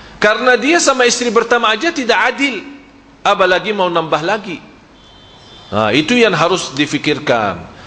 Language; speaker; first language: Malay; non-native, fluent; Arabic